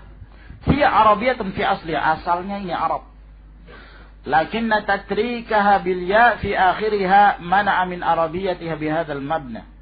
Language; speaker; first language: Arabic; non-native, fluent; Indonesian